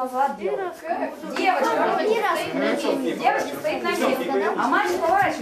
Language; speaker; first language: Russian; native; Russian